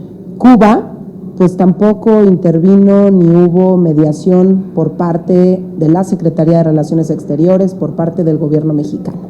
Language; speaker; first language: Spanish; native; Spanish